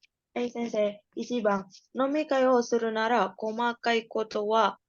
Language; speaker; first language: Japanese; non-native, learner; Indonesian